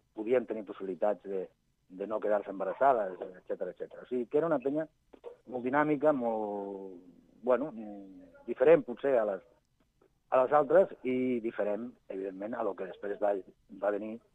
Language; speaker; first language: Catalan; non-native, local second language; Spanish